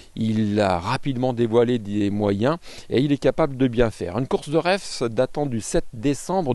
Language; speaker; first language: French; native; French